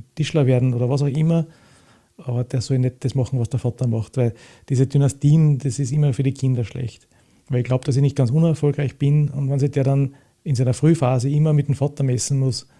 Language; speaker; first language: German; native; German